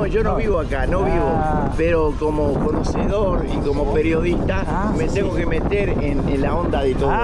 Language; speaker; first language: Spanish; native; Spanish